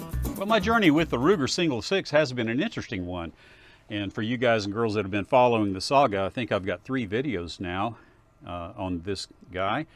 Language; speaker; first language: English; native; English